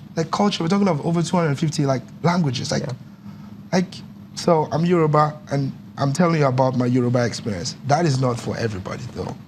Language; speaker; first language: English; non-native, local second language; Yoruba